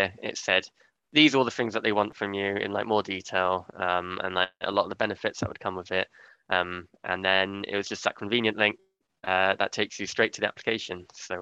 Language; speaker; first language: English; native; English